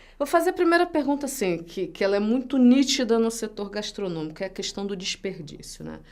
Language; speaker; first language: Portuguese; native; Portuguese